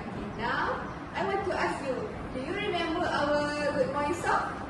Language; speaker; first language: English; non-native, learner; Malay